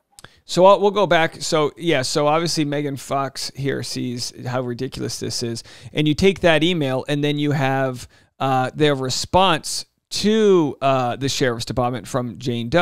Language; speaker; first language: English; native; English